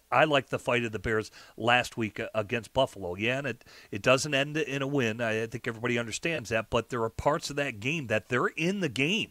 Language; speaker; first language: English; native; English